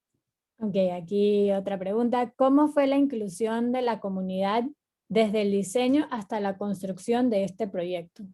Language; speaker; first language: Spanish; native; Spanish